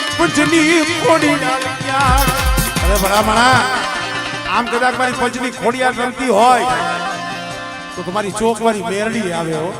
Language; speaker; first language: Gujarati; native; Gujarati